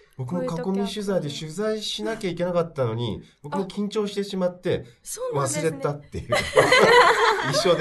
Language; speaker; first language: Japanese; native; Japanese